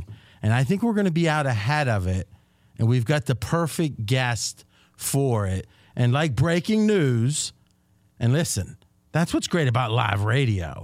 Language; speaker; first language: English; native; English